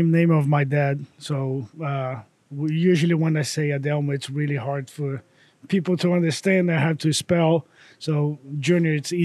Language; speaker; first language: English; non-native, fluent; Portuguese